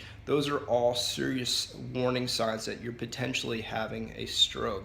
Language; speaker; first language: English; native; English